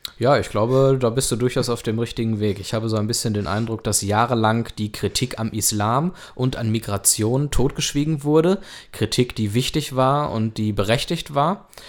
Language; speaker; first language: German; native; German